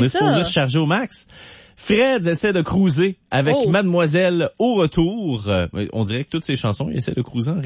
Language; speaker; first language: French; native; French